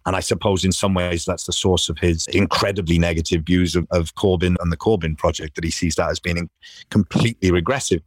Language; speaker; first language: English; native; English